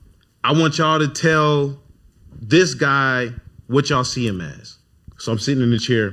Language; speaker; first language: English; native; English